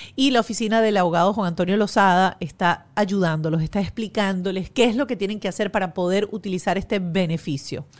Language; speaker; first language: Spanish; native; Spanish